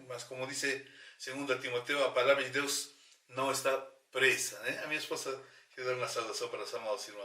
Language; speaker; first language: Portuguese; non-native, fluent; Spanish